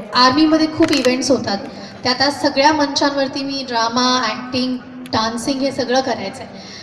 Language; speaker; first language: Marathi; non-native, local second language; Hindi